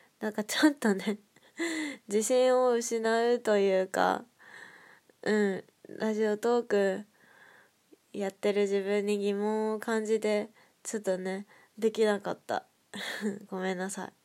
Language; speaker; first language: Japanese; native; Japanese